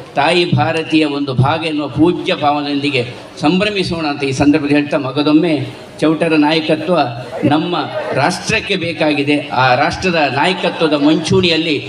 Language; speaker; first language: Kannada; non-native, local second language; Tulu